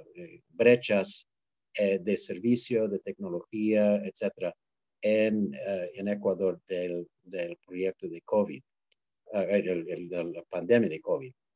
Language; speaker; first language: Spanish; non-native, fluent; English